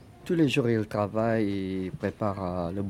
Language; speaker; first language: French; non-native, fluent; Indonesian